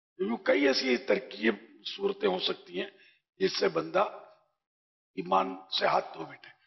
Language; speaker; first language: Urdu; native; Urdu